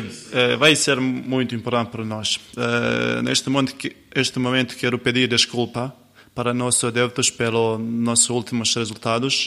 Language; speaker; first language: Portuguese; non-native, learner; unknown